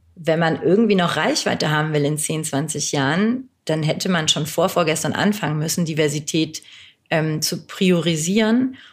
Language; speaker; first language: German; early bilingual, other home language; Turkish